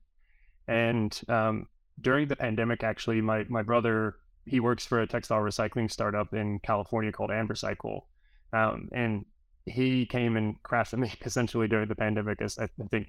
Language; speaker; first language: English; native; English